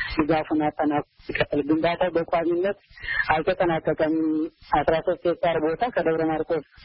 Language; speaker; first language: Amharic; native; Amharic